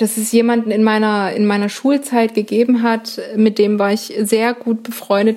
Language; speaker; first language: German; native; German